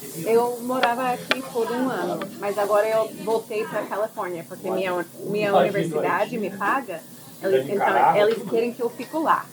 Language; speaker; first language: Portuguese; early bilingual, heritage; Portuguese